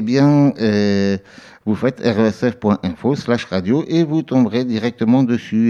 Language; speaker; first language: French; native; French